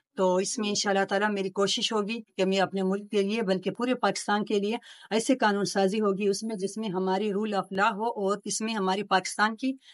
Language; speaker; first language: Urdu; non-native, local second language; Pashto